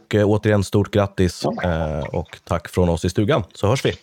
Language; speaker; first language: Swedish; native; Swedish